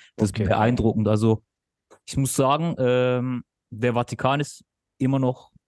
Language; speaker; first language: German; early bilingual, other home language; Turkish